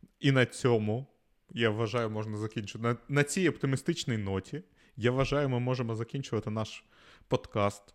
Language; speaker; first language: Ukrainian; non-native, local second language; Russian